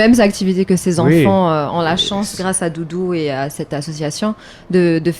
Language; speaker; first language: French; native; French